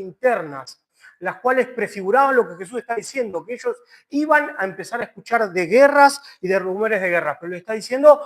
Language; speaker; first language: Spanish; native; Spanish